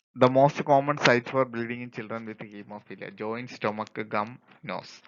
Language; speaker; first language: English; non-native, local second language; Malayalam